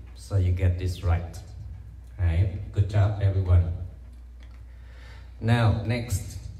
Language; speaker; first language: English; non-native, fluent; Vietnamese